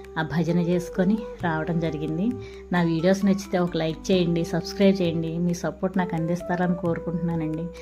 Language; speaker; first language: Telugu; native; Telugu